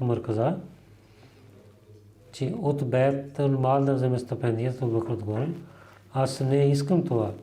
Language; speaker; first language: Bulgarian; non-native, learner; Urdu